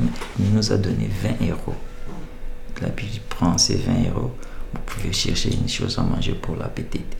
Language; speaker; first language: French; non-native, local second language; Lingala